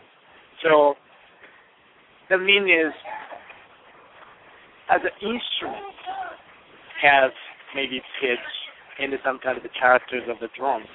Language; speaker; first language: English; non-native, fluent; Japanese